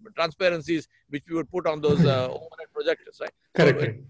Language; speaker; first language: English; non-native, local second language; Urdu